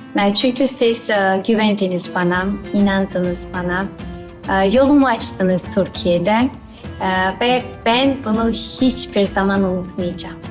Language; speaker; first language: Turkish; non-native, learner; Georgian